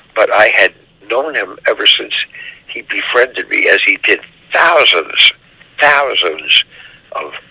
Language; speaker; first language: English; native; English